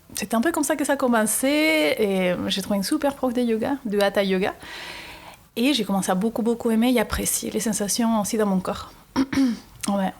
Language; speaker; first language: French; non-native, fluent; Spanish